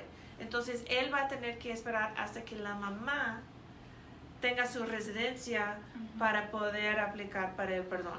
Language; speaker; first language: Spanish; non-native, fluent; English